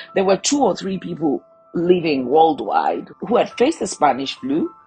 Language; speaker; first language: English; non-native, local second language; Yoruba